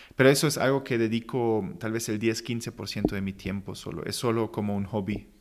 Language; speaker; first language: Spanish; non-native, fluent; German